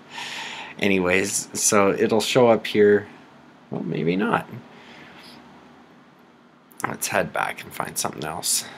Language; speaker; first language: English; native; English